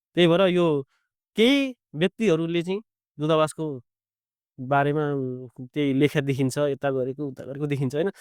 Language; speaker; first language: Nepali; native; Nepali